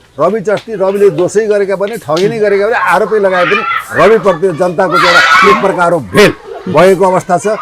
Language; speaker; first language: Nepali; native; Nepali